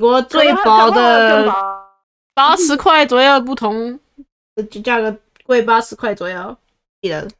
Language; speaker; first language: Chinese; early bilingual, heritage; Chinese